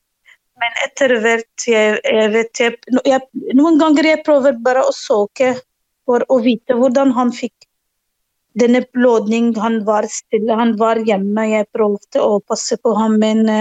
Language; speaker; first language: Norwegian; non-native, learner; Arabic